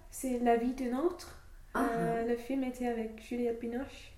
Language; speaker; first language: French; non-native, fluent; English